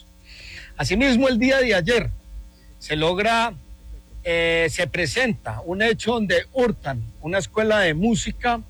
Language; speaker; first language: Spanish; native; Spanish